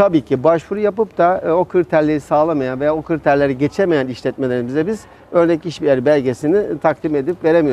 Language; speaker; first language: Turkish; native; Turkish